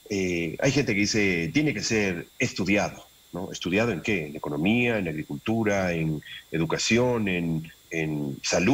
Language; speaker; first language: Spanish; native; Spanish